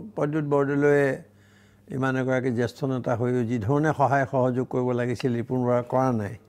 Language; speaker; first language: Assamese; native; Assamese